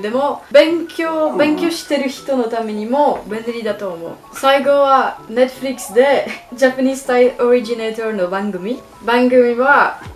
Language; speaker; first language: Japanese; non-native, learner; French